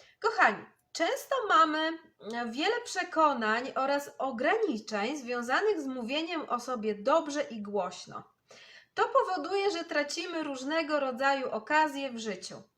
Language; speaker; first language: Polish; native; Polish